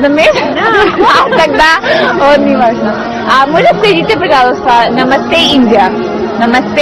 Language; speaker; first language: Russian; non-native, learner; Hindi